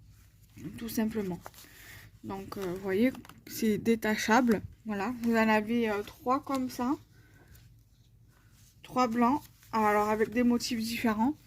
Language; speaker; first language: French; native; French